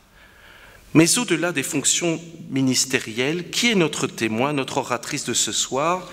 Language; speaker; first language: French; native; French